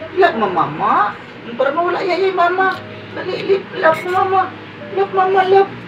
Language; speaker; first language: Filipino; non-native, local second language; Cebuano